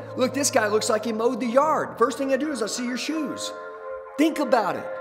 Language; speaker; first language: English; native; English